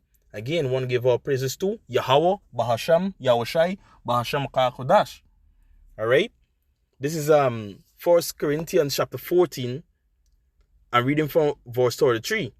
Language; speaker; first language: English; native; English